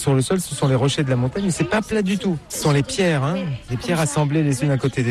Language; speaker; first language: French; native; French